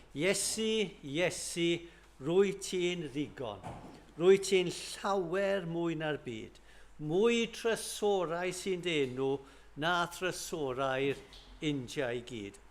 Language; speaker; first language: Welsh; native; Welsh